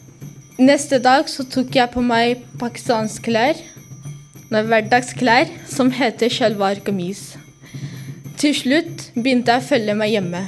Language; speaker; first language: Norwegian; early bilingual, other home language; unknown